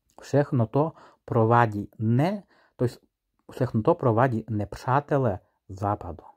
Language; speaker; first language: Czech; non-native, fluent; Ukrainian